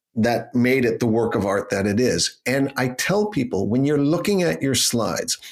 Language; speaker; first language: English; native; English